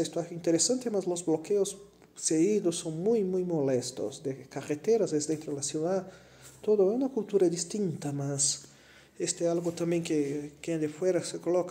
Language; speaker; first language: Spanish; non-native, fluent; Portuguese